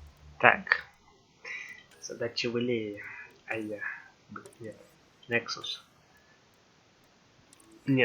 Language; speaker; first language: Russian; native; Russian